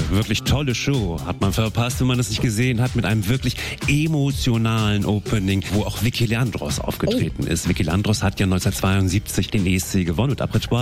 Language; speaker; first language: German; native; German